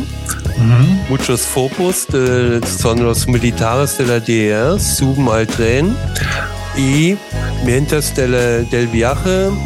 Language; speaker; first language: Spanish; non-native, learner; German